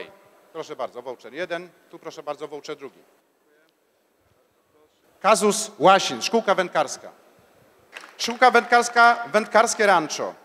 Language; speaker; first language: Polish; native; Polish